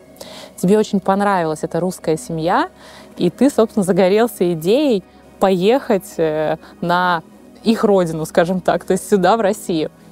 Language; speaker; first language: Russian; native; Russian